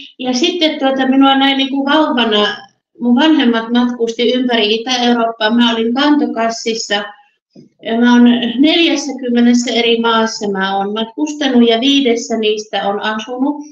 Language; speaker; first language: Finnish; early bilingual, other home language; Russian